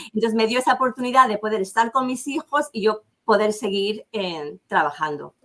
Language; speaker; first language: Spanish; native; Spanish